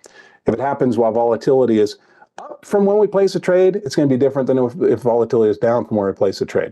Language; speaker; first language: English; native; English